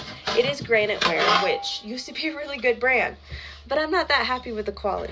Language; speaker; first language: English; native; English